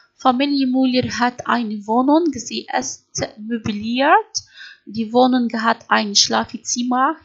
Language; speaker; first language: German; non-native, fluent; Arabic